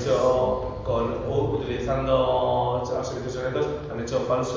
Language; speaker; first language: Italian; non-native, learner; Spanish